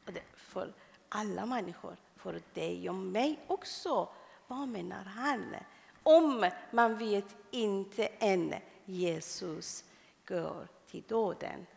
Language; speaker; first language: Swedish; non-native, fluent; Persian